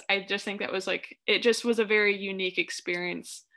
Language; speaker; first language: English; native; English